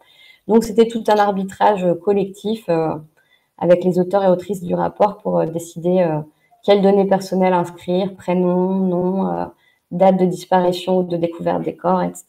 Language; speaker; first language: French; native; French